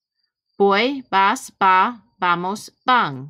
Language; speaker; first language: Spanish; non-native, fluent; English